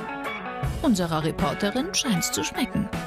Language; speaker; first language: German; native; German